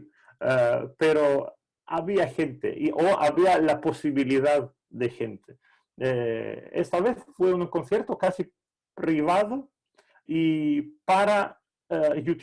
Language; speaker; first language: Spanish; non-native, fluent; Greek